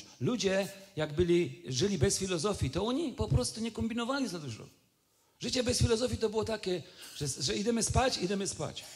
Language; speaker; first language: Polish; native; Polish